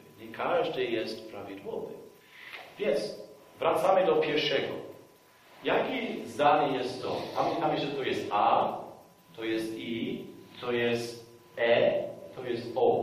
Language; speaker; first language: Polish; non-native, fluent; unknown